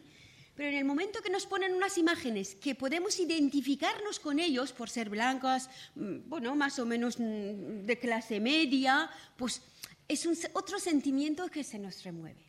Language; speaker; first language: Spanish; non-native, fluent; Persian